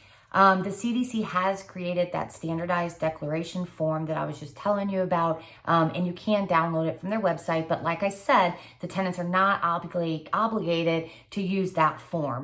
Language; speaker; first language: English; native; English